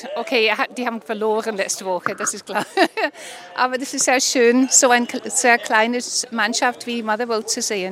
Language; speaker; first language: German; non-native, fluent; English